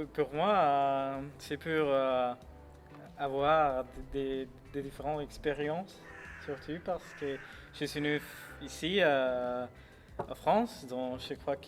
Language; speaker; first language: French; non-native, learner; Spanish